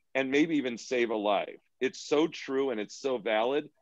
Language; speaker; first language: English; native; English